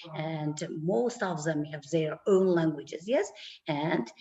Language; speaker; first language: English; non-native, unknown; Kazakh